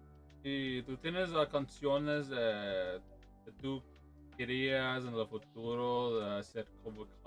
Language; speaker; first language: Spanish; early bilingual, heritage; English